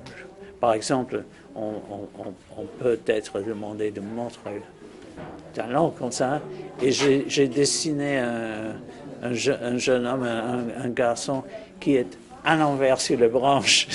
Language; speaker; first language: French; non-native, fluent; English